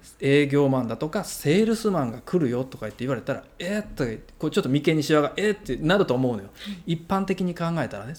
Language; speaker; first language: Japanese; native; Japanese